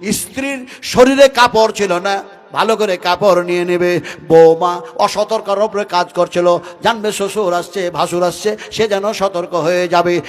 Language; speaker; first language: Bangla; non-native, local second language; Hindi